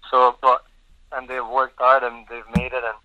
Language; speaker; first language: English; early bilingual, other home language; Bosnian